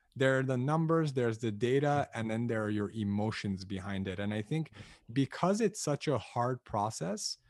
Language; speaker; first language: English; native; English